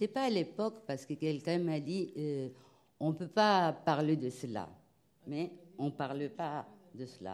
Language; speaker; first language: French; non-native, fluent; Spanish